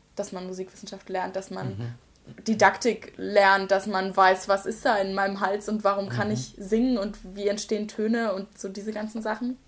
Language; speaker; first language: German; native; German